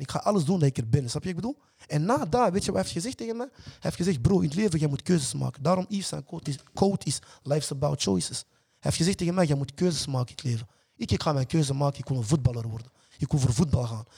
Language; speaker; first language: Dutch; early bilingual, other home language; French